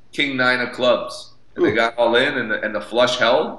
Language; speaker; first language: English; native; English